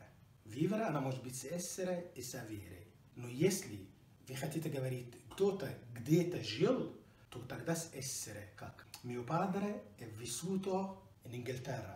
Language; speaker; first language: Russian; non-native, fluent; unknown